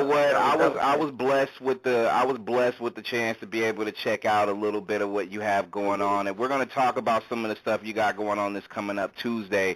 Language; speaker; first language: English; native; English